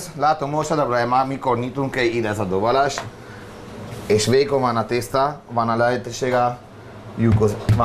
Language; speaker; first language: Hungarian; non-native, learner; Italian